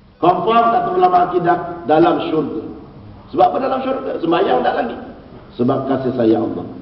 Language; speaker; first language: Malay; native; Malay